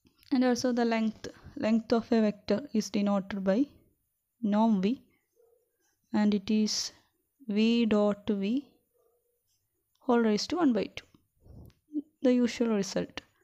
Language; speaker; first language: English; non-native, local second language; Malayalam